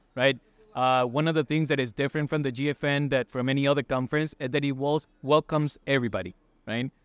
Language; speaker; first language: English; non-native, fluent; Spanish